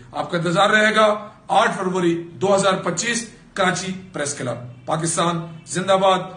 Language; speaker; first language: Urdu; native; Urdu